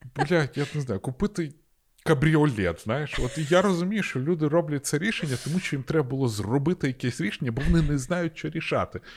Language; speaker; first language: Ukrainian; non-native, local second language; Russian